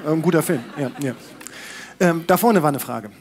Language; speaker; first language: German; native; German